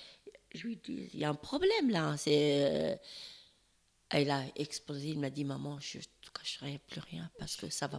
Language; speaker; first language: French; non-native, learner; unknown